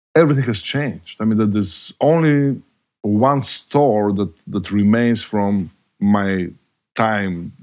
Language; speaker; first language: English; non-native, fluent; Bulgarian